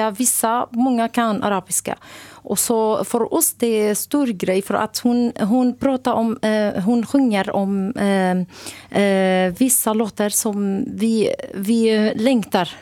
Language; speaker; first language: Swedish; non-native, learner; Arabic